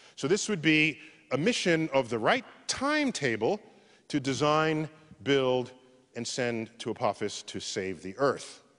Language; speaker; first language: English; native; English